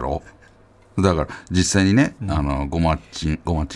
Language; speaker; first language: Japanese; native; Japanese